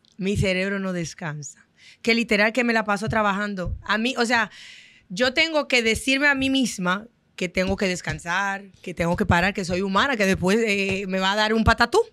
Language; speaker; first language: Spanish; non-native, fluent; Haitian Creole